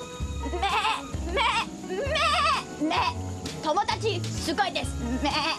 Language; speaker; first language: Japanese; non-native, learner; Cantonese